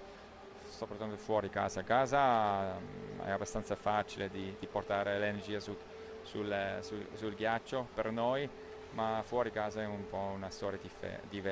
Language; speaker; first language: Italian; non-native, local second language; German